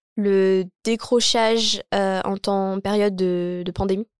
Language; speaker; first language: French; native; French